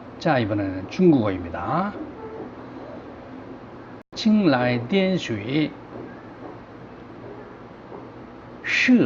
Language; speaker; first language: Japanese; non-native, learner; Korean